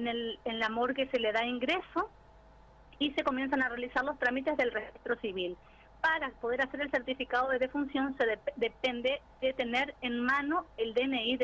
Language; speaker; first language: Spanish; native; Spanish